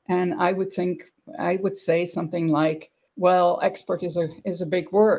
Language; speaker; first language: English; non-native, fluent; Dutch